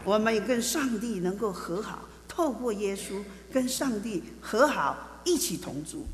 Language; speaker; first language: Chinese; native; Chinese